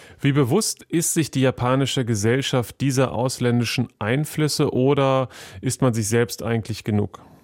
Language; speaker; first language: German; native; German